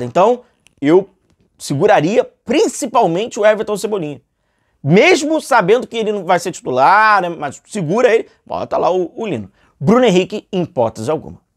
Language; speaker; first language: Portuguese; native; Portuguese